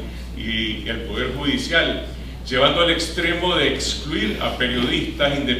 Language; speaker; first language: Spanish; native; Spanish